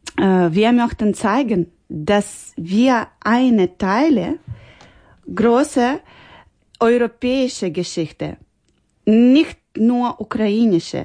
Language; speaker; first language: German; non-native, learner; Ukrainian